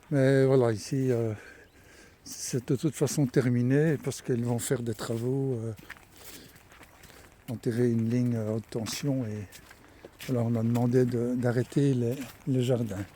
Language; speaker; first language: French; native; French